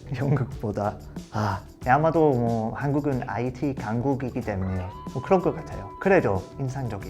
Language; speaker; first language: Korean; non-native, learner; English